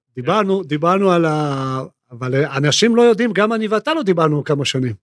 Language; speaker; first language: Hebrew; non-native, fluent; Croatian